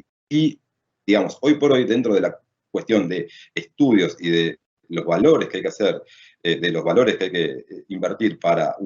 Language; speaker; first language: Spanish; native; Spanish